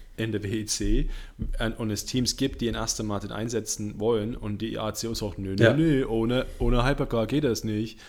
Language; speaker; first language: German; non-native, fluent; English